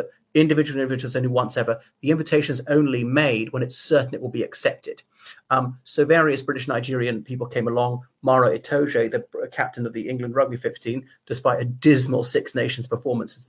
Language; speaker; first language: English; native; English